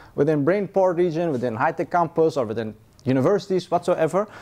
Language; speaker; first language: English; non-native, fluent; Persian